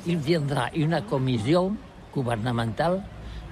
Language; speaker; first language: French; non-native, local second language; Catalan